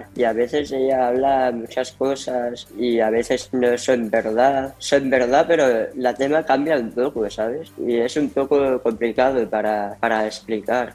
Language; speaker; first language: Spanish; early bilingual, heritage; Spanish